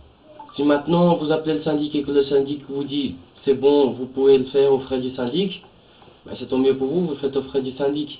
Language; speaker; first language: French; native; French